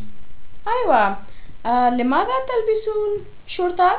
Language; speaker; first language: Arabic; non-native, learner; English